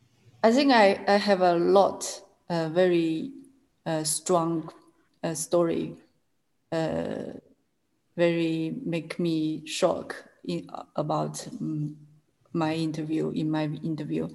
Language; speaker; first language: English; non-native, learner; Chinese